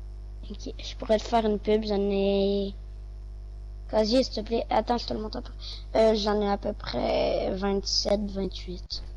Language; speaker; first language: French; native; French